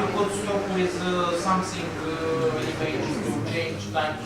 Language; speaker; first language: English; non-native, learner; Romanian